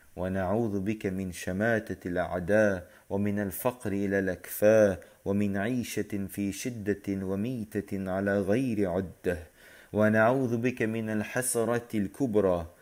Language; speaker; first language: Arabic; non-native, fluent; Turkish